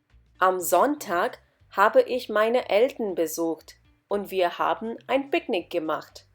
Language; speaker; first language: German; non-native, fluent; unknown